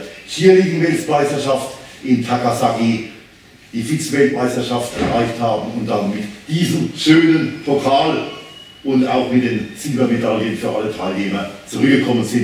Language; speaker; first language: German; native; German